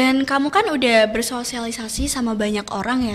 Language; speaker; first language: Indonesian; native; Indonesian